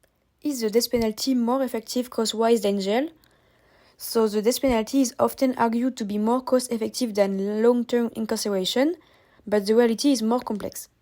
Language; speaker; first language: English; non-native, fluent; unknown